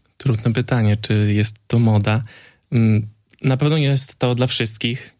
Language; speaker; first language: Polish; native; Polish